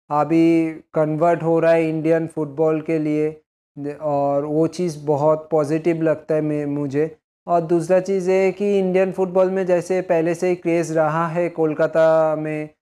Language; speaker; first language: Hindi; non-native, local second language; Bangla